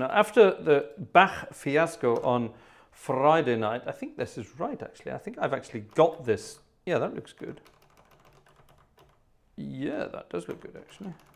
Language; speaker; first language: English; native; English